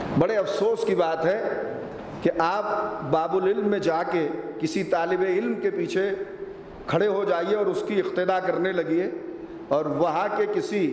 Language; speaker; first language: Urdu; native; Urdu